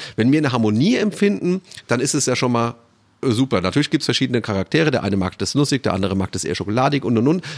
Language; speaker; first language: German; native; German